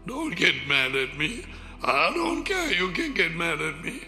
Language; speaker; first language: English; non-native, local second language; Tamil